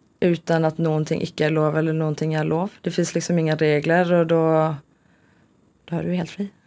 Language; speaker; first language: Swedish; native; Swedish